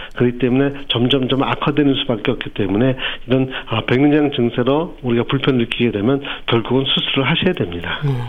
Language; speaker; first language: Korean; native; Korean